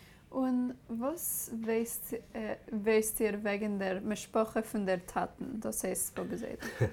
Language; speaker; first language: German; non-native, fluent; English